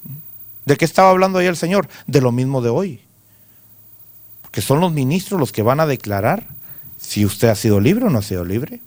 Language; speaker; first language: Spanish; native; Spanish